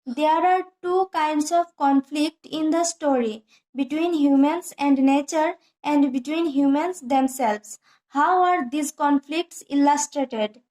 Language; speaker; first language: English; non-native, local second language; Assamese